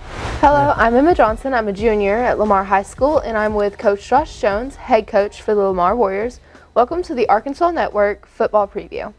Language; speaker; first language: English; native; English